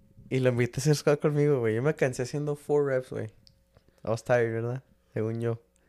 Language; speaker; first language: Spanish; early bilingual, heritage; Spanish